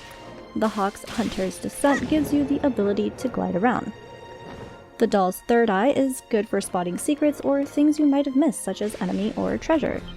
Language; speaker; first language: English; native; English